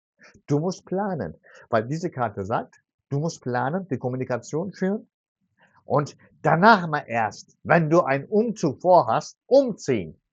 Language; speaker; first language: German; non-native, fluent; Turkish